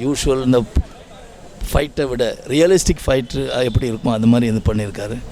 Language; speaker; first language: Tamil; native; Tamil